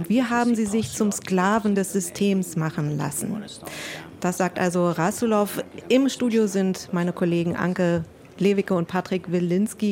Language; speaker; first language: German; native; German